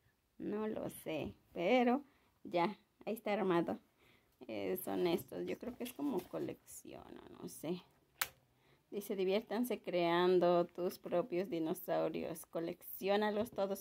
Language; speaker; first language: Spanish; native; Spanish